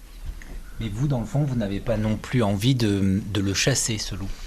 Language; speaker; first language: French; native; French